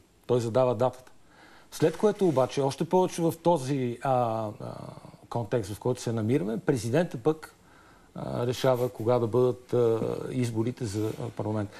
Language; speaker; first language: Bulgarian; native; Bulgarian